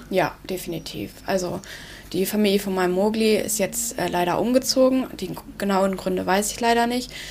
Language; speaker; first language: German; early bilingual, other home language; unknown